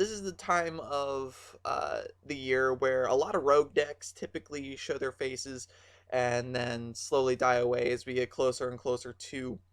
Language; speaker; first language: English; native; English